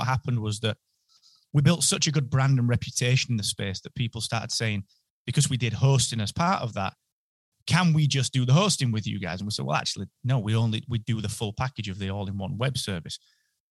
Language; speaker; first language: English; native; English